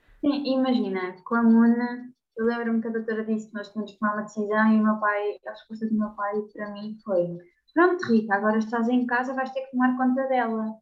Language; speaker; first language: Portuguese; native; Portuguese